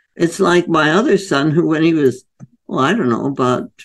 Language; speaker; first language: English; native; English